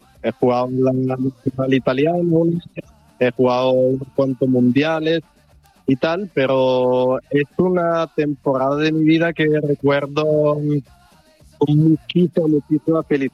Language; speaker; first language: Spanish; non-native, fluent; Italian